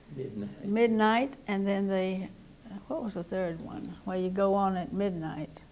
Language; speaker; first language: English; native; English